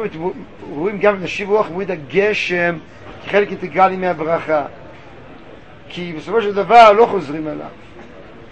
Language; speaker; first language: Hebrew; native; Hebrew